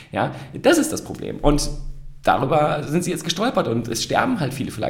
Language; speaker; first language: German; native; German